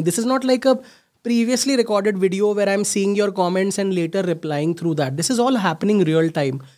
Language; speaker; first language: English; non-native, local second language; Hindi